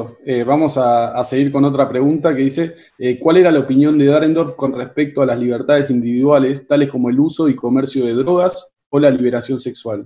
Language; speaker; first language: Spanish; native; Spanish